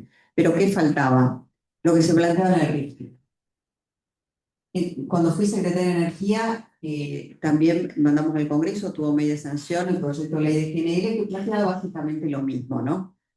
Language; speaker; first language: Spanish; native; Spanish